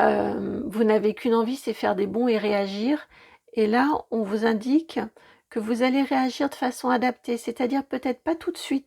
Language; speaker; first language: French; native; French